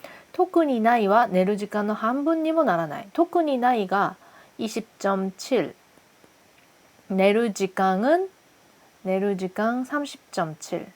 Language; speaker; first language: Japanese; non-native, fluent; Korean